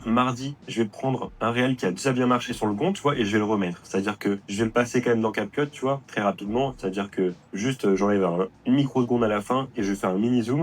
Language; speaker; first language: French; native; French